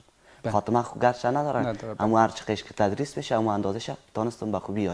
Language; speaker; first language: Persian; native; Persian